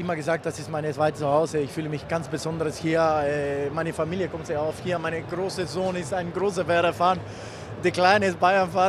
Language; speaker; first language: German; non-native, learner; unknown